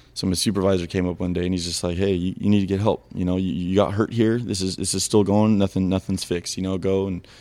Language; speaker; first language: English; native; English